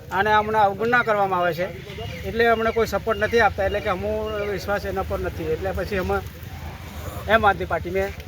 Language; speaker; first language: Gujarati; non-native, local second language; Rathawi